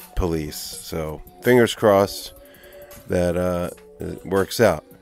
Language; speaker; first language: English; native; English